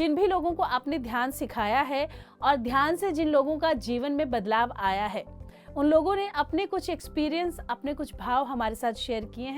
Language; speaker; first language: Hindi; native; Hindi